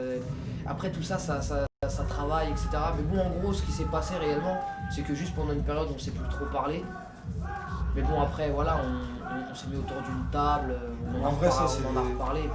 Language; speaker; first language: French; native; French